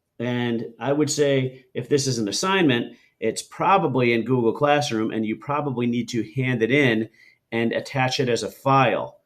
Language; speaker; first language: English; native; English